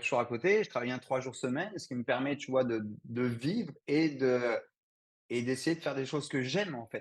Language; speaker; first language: French; native; French